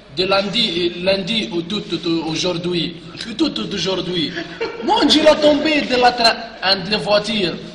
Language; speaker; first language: French; non-native, local second language; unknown